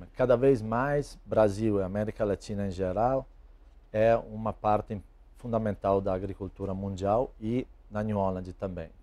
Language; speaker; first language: Portuguese; non-native, fluent; Italian